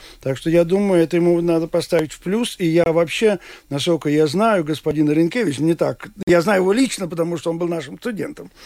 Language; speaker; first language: Russian; non-native, local second language; Latvian